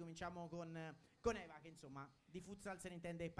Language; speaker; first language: Italian; native; Italian